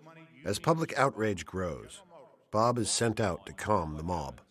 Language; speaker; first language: English; native; English